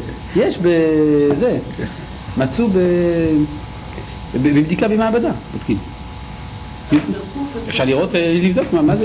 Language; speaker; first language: Hebrew; native; Hebrew